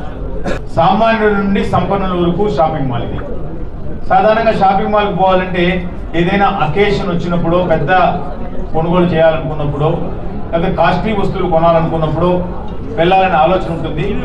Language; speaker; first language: Telugu; native; Telugu